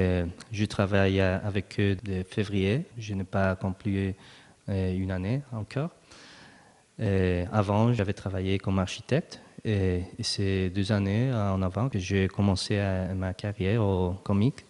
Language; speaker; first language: French; non-native, learner; Spanish